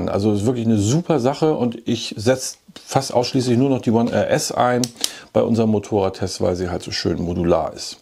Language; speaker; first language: German; native; German